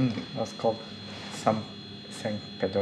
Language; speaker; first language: Russian; non-native, learner; Japanese